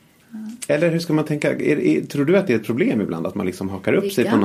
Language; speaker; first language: Swedish; native; Swedish